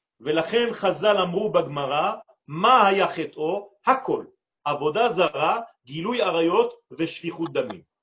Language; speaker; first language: Hebrew; non-native, fluent; French